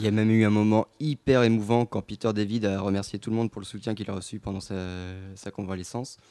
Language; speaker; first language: French; native; French